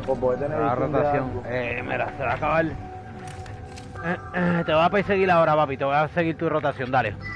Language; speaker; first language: Spanish; native; Spanish